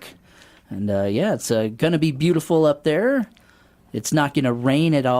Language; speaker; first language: English; native; English